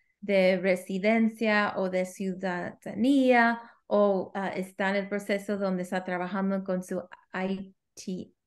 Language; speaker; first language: Spanish; early bilingual, heritage; Spanish